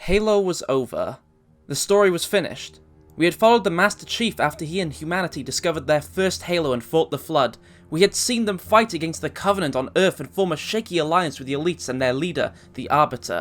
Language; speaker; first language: English; native; English